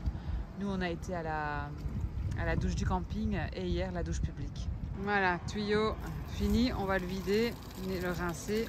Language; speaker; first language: French; native; French